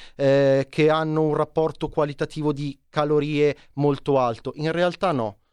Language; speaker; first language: Italian; native; Italian